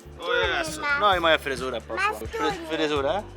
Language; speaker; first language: Polish; native; Polish